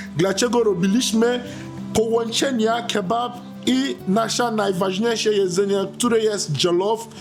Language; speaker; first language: Polish; non-native, learner; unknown